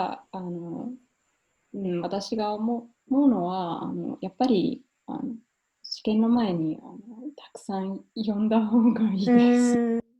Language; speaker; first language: Japanese; non-native, fluent; German